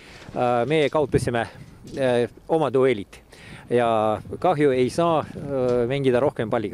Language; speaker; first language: Estonian; non-native, local second language; Russian